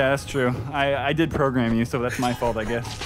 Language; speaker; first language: English; native; English